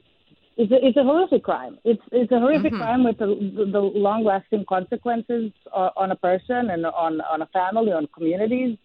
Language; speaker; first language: English; non-native, fluent; Serbian